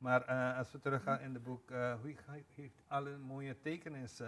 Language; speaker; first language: Dutch; non-native, local second language; Papiamento